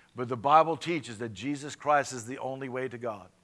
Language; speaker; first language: English; native; English